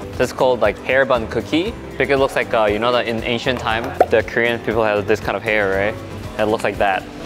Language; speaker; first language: English; non-native, fluent; Korean